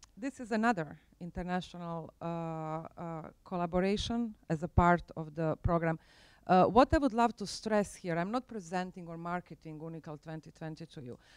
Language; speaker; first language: English; non-native, fluent; Croatian